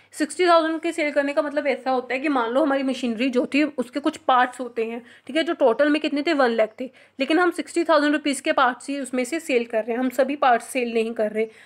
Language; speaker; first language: Hindi; non-native, local second language; Punjabi